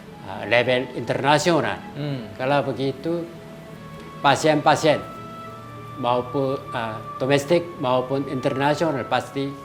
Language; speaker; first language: Indonesian; non-native, fluent; Korean